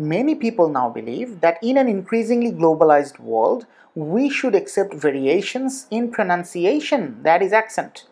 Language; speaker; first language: English; non-native, local second language; Bangla